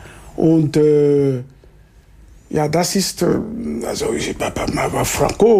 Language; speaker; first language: German; non-native, fluent; Lingala